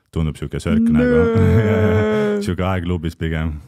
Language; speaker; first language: Estonian; native; Estonian